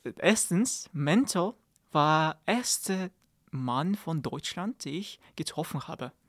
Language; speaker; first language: German; non-native, learner; Kazakh